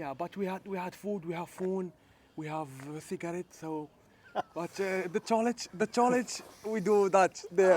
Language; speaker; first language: English; non-native, learner; Arabic